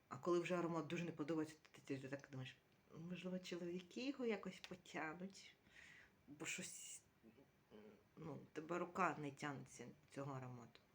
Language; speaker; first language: Ukrainian; native; Ukrainian